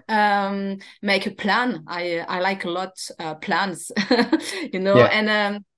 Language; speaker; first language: English; non-native, fluent; French